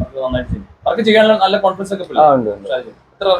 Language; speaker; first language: Malayalam; native; Malayalam